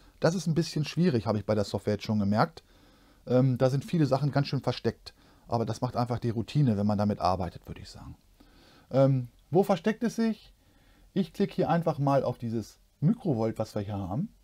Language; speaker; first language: German; native; German